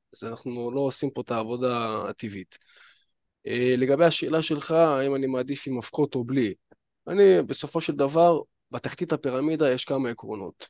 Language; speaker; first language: Hebrew; native; Hebrew